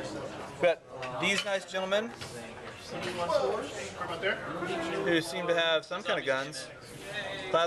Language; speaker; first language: English; native; English